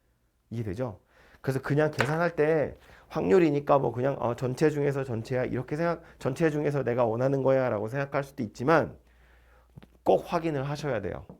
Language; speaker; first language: Korean; native; Korean